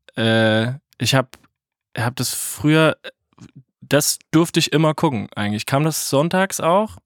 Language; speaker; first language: German; native; German